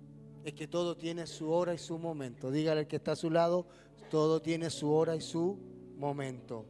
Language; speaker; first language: Spanish; native; Spanish